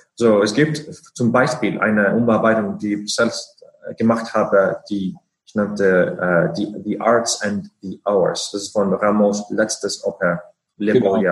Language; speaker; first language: German; non-native, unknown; Icelandic